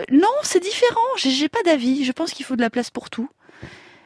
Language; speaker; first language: French; native; French